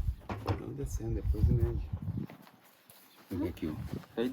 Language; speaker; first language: Portuguese; native; Portuguese